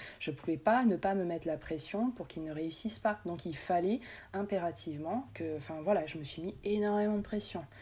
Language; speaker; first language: French; native; French